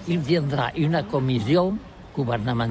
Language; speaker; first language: French; non-native, learner; Catalan